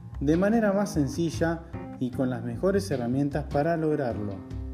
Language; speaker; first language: Spanish; native; Spanish